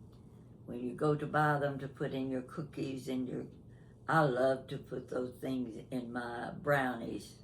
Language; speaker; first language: English; native; English